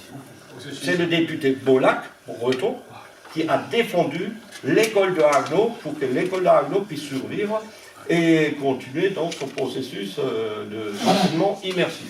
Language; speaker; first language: French; non-native, local second language; Swiss German